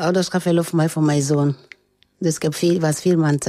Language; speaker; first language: Dutch; non-native, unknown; French